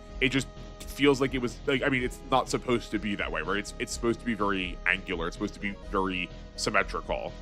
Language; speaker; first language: English; native; English